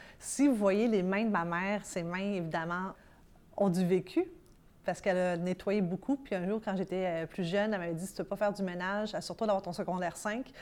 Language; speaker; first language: French; early bilingual, other home language; Arabic